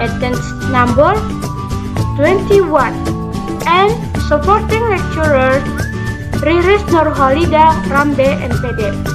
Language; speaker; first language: English; non-native, learner; Indonesian